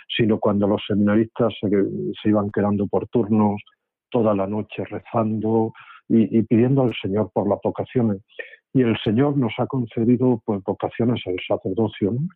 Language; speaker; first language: Spanish; native; Spanish